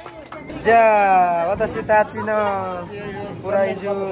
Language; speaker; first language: Japanese; non-native, learner; Nepali